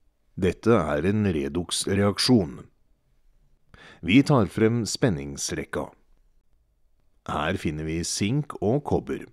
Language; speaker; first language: Norwegian; native; Norwegian